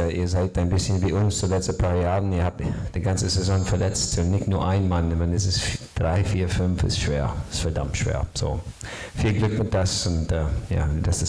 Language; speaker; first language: German; non-native, fluent; English